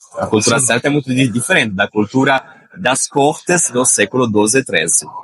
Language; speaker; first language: Portuguese; non-native, fluent; Italian